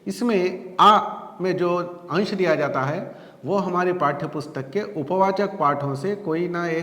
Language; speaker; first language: Hindi; non-native, local second language; Telugu